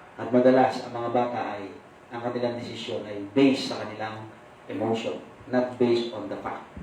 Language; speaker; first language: Filipino; non-native, local second language; Pampanga